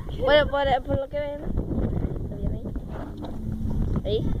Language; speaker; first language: Spanish; native; Spanish